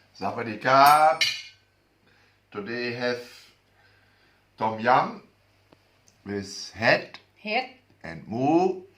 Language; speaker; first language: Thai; non-native, learner; English